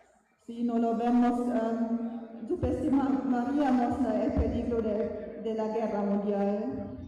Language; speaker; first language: Spanish; non-native, fluent; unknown